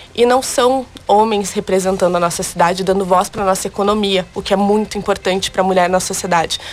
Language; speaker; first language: Portuguese; early bilingual, other home language; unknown